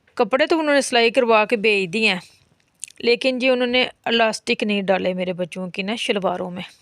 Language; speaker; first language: Urdu; non-native, local second language; Punjabi